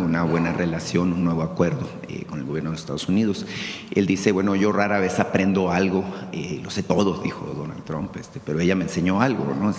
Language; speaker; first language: Spanish; native; Spanish